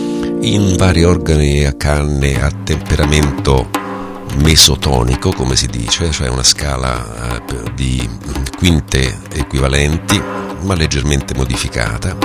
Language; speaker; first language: Italian; native; Italian